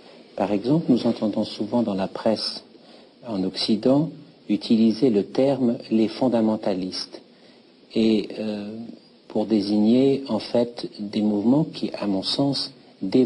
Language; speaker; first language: French; native; French